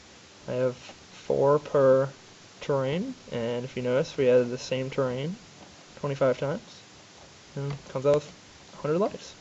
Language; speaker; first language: English; native; English